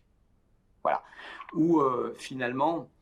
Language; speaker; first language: French; native; French